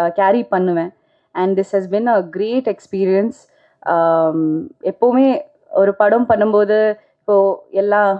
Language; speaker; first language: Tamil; non-native, local second language; Malayalam